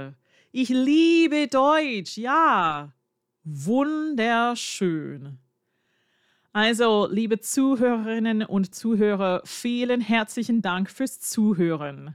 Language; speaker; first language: German; non-native, fluent; English